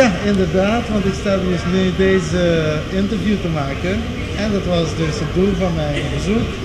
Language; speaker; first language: Dutch; non-native, local second language; Papiamento